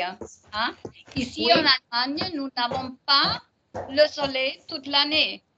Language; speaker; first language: French; non-native, learner; German